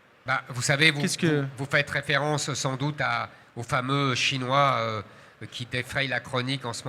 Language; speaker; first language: French; native; French